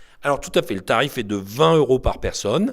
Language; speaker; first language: French; native; French